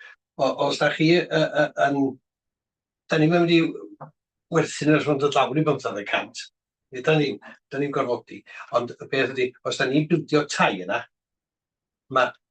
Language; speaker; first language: Welsh; native; Welsh